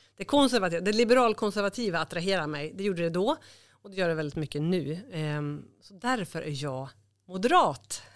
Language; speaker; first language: Swedish; native; Swedish